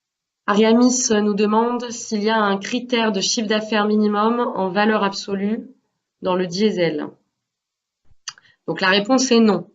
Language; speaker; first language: French; native; French